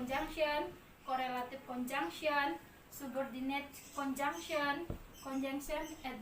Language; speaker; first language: English; non-native, learner; Indonesian